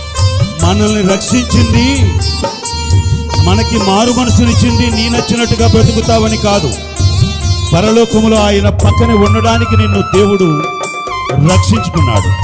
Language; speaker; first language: Telugu; native; Telugu